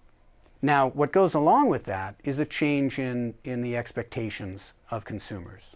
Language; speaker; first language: English; native; English